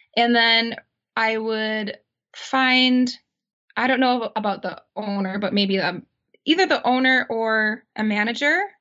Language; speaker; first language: English; native; English